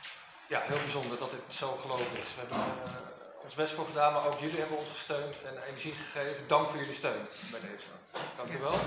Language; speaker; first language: Dutch; native; Dutch